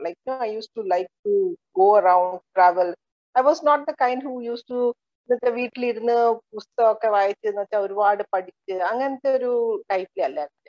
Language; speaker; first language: English; non-native, local second language; Malayalam